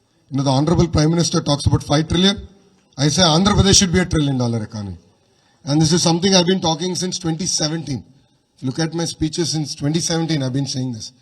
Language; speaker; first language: English; non-native, local second language; Telugu